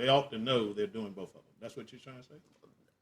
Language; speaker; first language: English; native; English